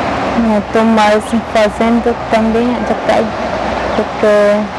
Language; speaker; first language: Portuguese; non-native, local second language; Guarani